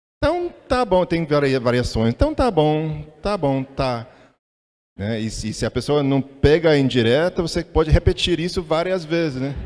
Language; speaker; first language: Portuguese; non-native, fluent; English